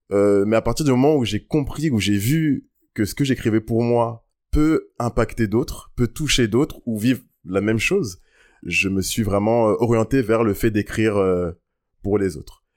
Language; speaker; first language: French; early bilingual, other home language; Lingala